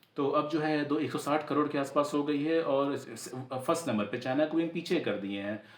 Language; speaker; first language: Hindi; native; Hindi